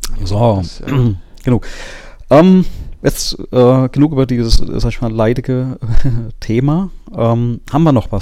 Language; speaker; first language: German; native; German